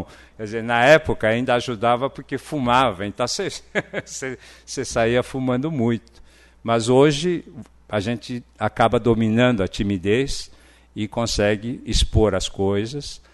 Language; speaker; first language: Portuguese; early bilingual, other home language; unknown